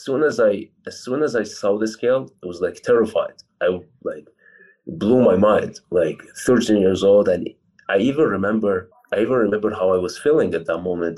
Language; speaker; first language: English; non-native, fluent; Arabic